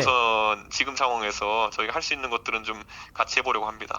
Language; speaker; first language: Korean; native; Korean